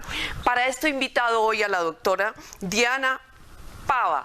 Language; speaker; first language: Spanish; native; Spanish